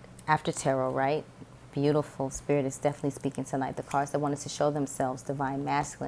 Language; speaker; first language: English; native; English